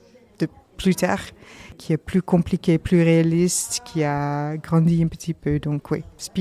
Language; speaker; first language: French; non-native, learner; Dutch